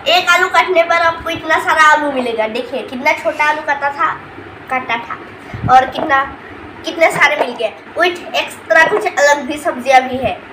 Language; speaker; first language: Hindi; non-native, local second language; Assamese